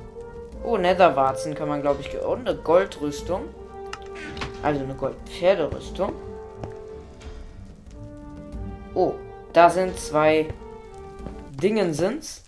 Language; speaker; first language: German; native; German